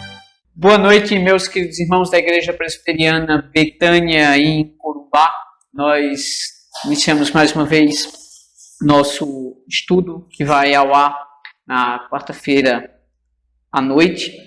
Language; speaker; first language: Portuguese; native; Portuguese